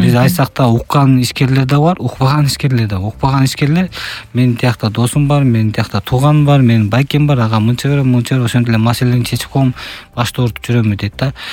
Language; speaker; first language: Kyrgyz; native; Kyrgyz